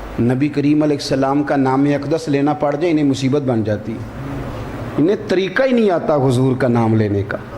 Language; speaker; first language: Urdu; non-native, local second language; Punjabi